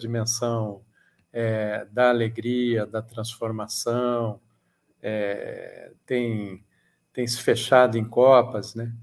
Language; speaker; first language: Portuguese; native; Portuguese